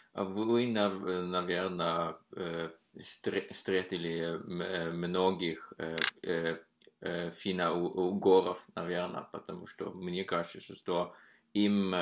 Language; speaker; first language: Russian; non-native, fluent; Norwegian